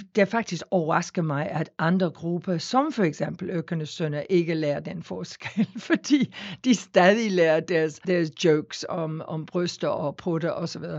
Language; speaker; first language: Danish; non-native, fluent; English